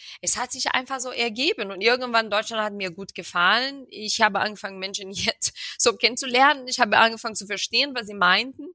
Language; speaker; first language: German; non-native, fluent; Portuguese